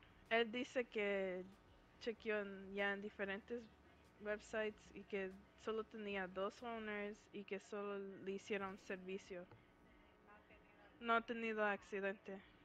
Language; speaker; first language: Spanish; early bilingual, heritage; Spanish